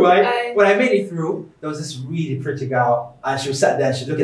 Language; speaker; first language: English; native; English